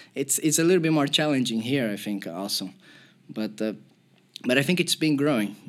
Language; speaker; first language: English; non-native, fluent; Portuguese